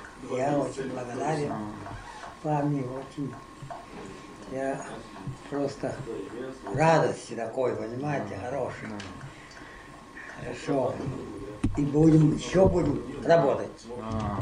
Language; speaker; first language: Russian; non-native, local second language; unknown